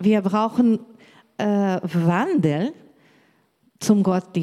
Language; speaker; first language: German; non-native, learner; Portuguese